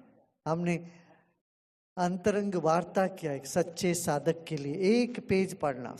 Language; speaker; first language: Hindi; non-native, local second language; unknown